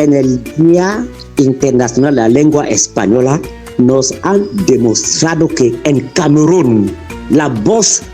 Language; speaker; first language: Spanish; non-native, fluent; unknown